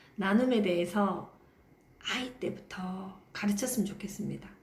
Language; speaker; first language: Korean; native; Korean